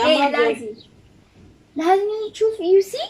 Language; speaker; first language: Arabic; non-native, learner; Amharic